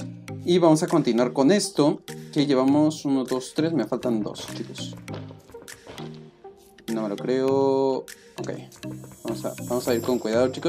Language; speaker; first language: Spanish; native; Spanish